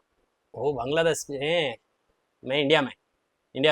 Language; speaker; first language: Hindi; non-native, local second language; Kannada